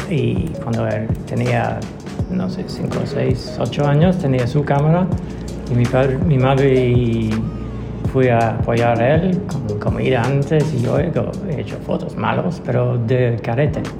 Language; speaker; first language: Spanish; non-native, learner; English